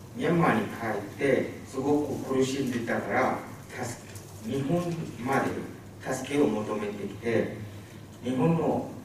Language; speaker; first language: Japanese; non-native, fluent; Burmese